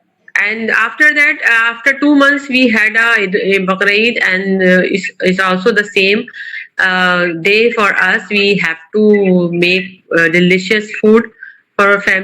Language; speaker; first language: English; non-native, local second language; Urdu